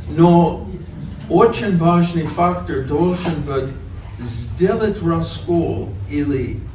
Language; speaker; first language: Russian; non-native, fluent; English